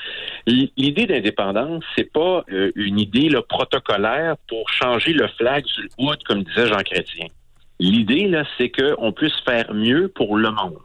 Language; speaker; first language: French; native; French